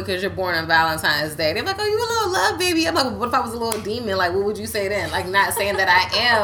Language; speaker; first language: English; native; English